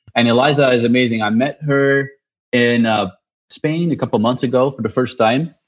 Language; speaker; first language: English; non-native, fluent; Dutch